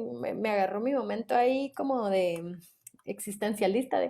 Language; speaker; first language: Spanish; native; Spanish